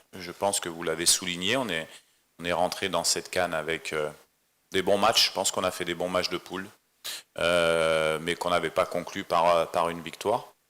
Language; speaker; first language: French; native; French